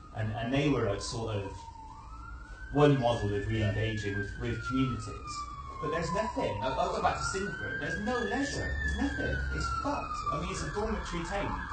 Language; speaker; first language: English; native; English